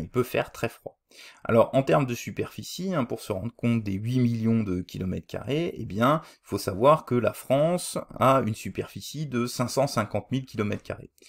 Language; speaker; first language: French; native; French